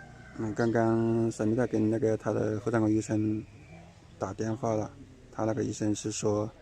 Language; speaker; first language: Chinese; native; Chinese